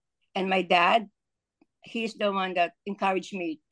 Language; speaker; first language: English; non-native, local second language; Filipino